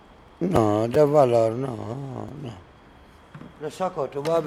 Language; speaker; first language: Spanish; non-native, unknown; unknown